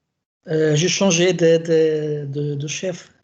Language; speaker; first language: French; non-native, learner; Portuguese